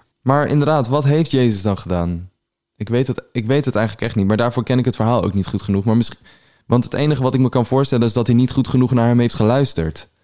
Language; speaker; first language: Dutch; early bilingual, other home language; Persian